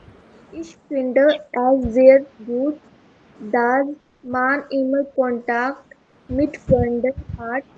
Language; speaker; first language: German; non-native, learner; Hindi